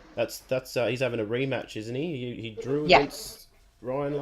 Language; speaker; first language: English; native; English